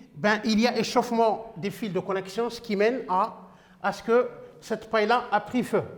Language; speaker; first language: French; non-native, local second language; Arabic